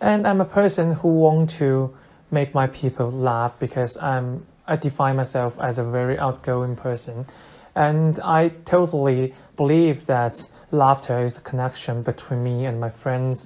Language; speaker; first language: English; non-native, fluent; Chinese